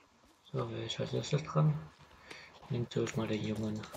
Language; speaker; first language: German; native; German